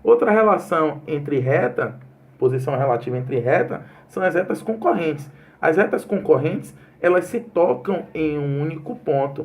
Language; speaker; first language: Portuguese; native; Portuguese